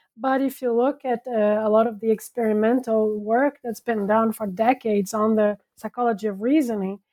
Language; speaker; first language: English; non-native, fluent; Portuguese